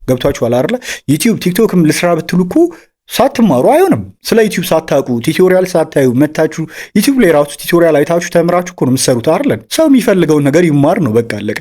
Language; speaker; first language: Amharic; native; Amharic